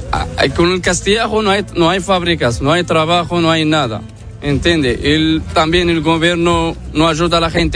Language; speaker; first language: Spanish; non-native, learner; Arabic